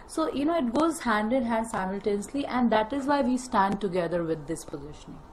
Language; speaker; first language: Hindi; native; Hindi